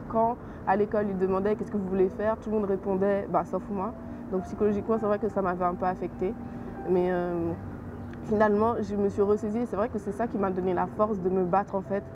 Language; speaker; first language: French; native; French